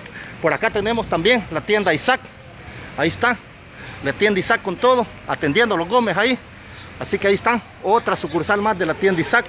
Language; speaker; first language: Spanish; native; Spanish